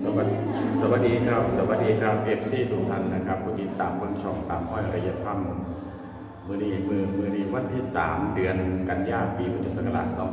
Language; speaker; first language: Thai; non-native, local second language; Northeastern Thai